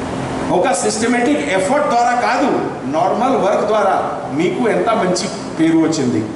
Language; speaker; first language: Telugu; non-native, fluent; Hindi